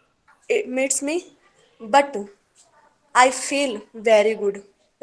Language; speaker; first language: English; non-native, learner; Hindi